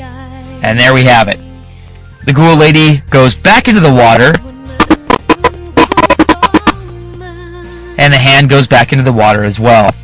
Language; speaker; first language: English; native; English